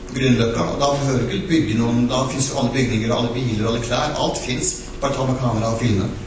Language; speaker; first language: Norwegian; non-native, local second language; Northern Sami